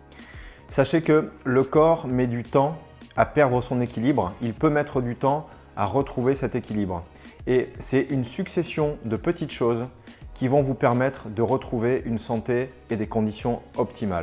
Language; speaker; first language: French; native; French